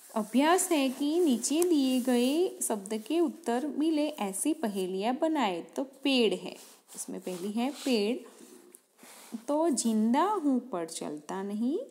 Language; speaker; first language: Hindi; non-native, local second language; Gujarati